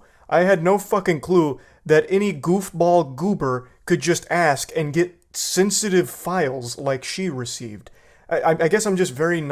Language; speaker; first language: English; native; English